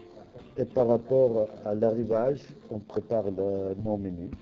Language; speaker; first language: French; non-native, fluent; Italian